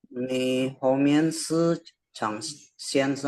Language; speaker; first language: Chinese; non-native, learner; Indonesian